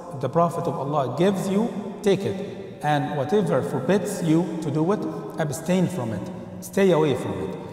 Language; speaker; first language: English; non-native, fluent; Arabic